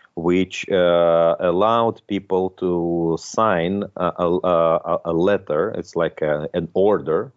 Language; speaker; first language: English; non-native, fluent; Russian